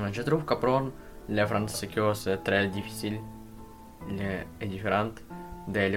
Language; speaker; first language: French; non-native, learner; Ukrainian